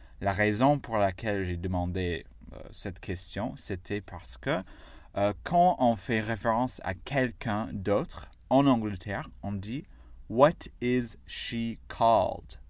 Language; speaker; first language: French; non-native, fluent; English